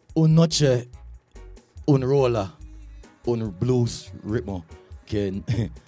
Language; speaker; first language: Spanish; non-native, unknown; Jamaican Creole English